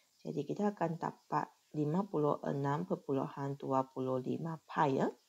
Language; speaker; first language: Malay; non-native, local second language; Chinese